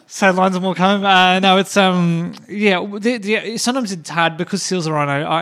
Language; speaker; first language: English; native; English